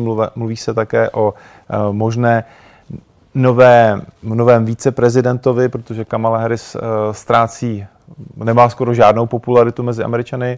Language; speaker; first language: Czech; native; Czech